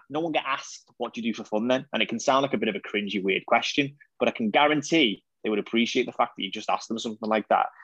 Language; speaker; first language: English; native; English